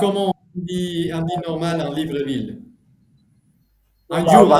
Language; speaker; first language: French; non-native, fluent; Spanish